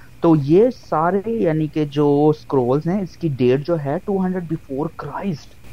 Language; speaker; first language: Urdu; non-native, local second language; Punjabi